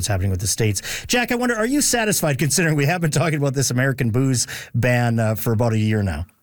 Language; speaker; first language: English; native; English